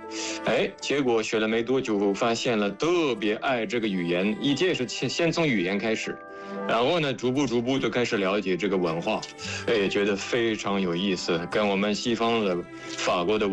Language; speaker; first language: Chinese; non-native, fluent; French